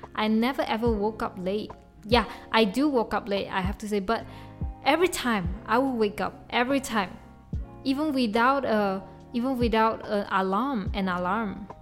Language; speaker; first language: English; non-native, local second language; Chinese